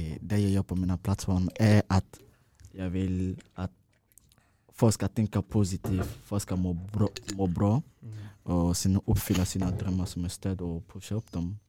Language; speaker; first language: Swedish; non-native, fluent; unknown